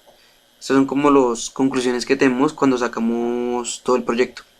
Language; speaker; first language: Spanish; native; Spanish